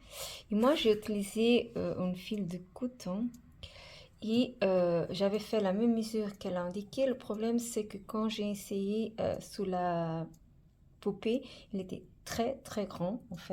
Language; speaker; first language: French; non-native, fluent; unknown